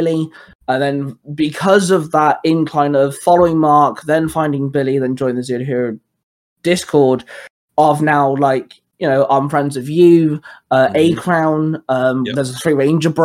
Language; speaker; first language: English; native; English